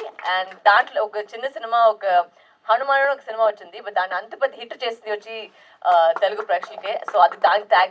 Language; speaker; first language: Telugu; non-native, local second language; Tamil